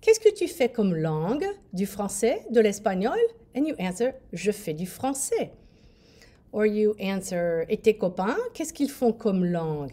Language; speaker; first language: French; non-native, fluent; English